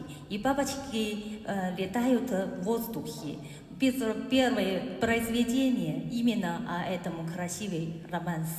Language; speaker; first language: Russian; non-native, learner; Chinese